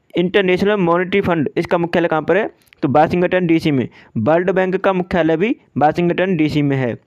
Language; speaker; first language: Hindi; native; Hindi